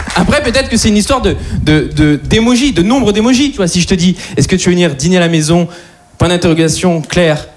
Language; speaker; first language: French; native; French